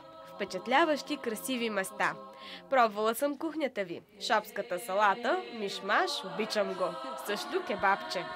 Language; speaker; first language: Bulgarian; non-native, fluent; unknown